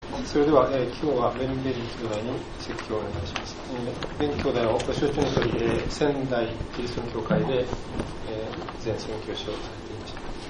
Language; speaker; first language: Japanese; native; Japanese